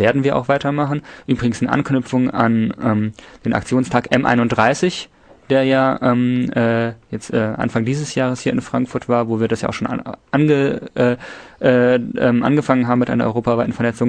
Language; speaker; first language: German; native; German